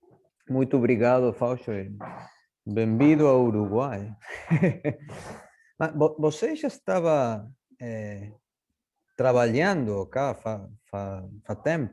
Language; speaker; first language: Portuguese; non-native, fluent; Spanish